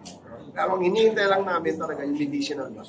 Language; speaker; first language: Filipino; native; Filipino